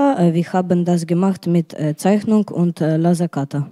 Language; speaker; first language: German; non-native, learner; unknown